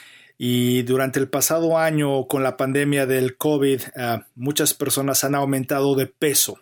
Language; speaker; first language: Spanish; native; Spanish